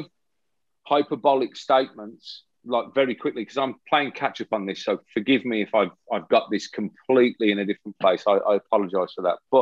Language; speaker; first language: English; native; English